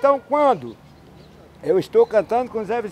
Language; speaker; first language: Portuguese; native; Portuguese